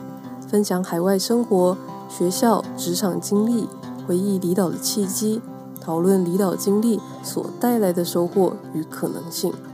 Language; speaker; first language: Chinese; native; Chinese